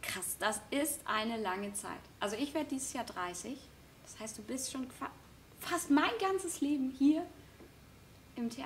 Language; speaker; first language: German; native; German